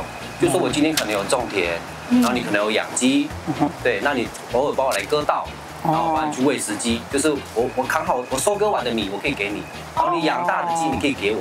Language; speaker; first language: Chinese; native; Chinese